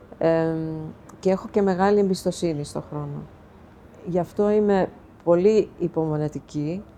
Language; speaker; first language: Greek; early bilingual, heritage; Greek